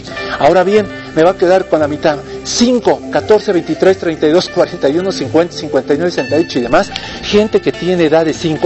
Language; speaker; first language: Spanish; native; Spanish